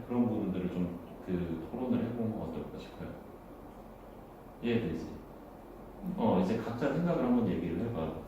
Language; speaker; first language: Korean; native; Korean